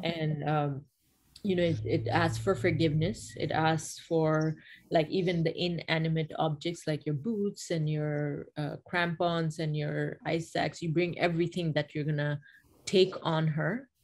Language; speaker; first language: English; non-native, local second language; Bangla